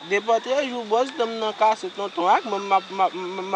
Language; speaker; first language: Haitian Creole; native; Haitian Creole